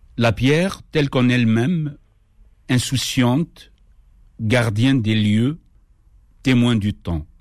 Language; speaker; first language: French; non-native, local second language; Kabyle